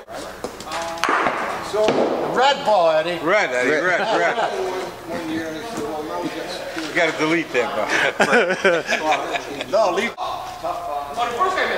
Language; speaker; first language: English; native; English